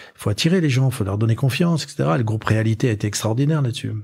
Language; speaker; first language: French; native; French